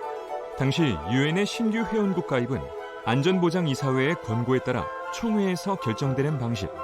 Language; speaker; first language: Korean; native; Korean